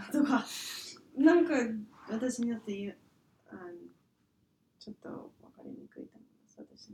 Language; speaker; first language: Japanese; non-native, fluent; English